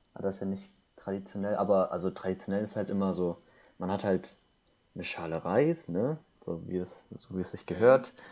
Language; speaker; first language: German; early bilingual, other home language; Korean